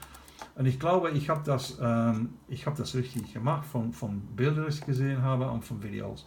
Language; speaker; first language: German; non-native, learner; English